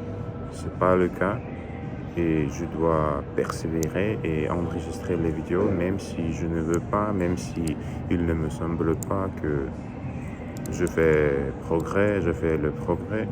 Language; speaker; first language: French; non-native, learner; Russian